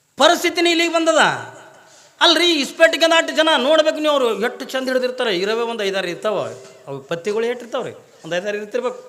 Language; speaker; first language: Kannada; native; Kannada